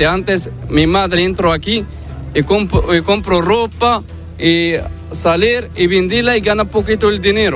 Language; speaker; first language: Spanish; non-native, learner; Arabic